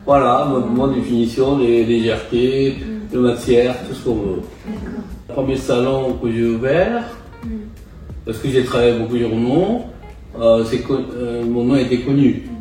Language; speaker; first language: French; non-native, fluent; Japanese